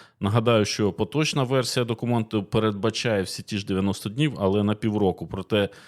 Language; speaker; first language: Ukrainian; native; Ukrainian